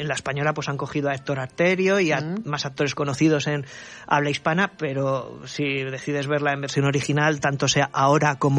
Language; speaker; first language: Spanish; native; Spanish